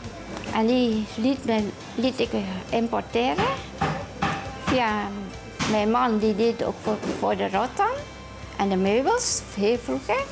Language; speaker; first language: Dutch; non-native, fluent; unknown